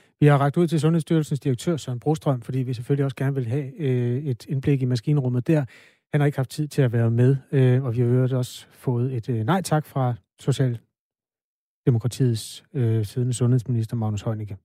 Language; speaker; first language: Danish; native; Danish